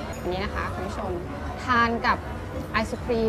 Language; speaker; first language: Thai; native; Thai